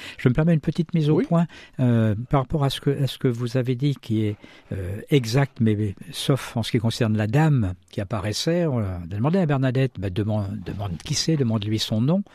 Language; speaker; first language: French; native; French